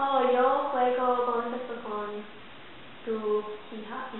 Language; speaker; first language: Spanish; non-native, learner; English